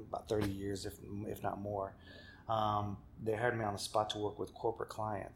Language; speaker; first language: English; native; English